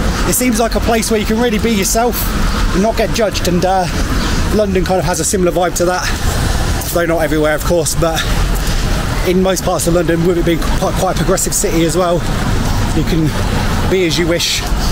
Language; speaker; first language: English; native; English